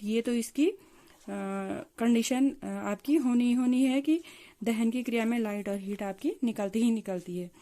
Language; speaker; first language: Hindi; native; Hindi